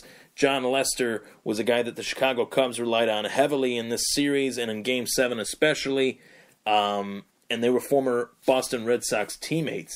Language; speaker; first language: English; native; English